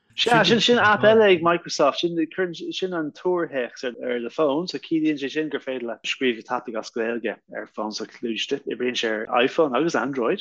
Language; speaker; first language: Irish; native; Irish